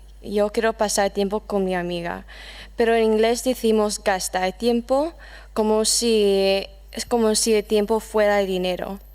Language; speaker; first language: Spanish; non-native, fluent; English